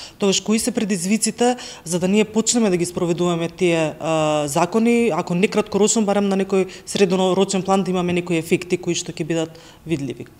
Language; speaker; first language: Macedonian; native; Macedonian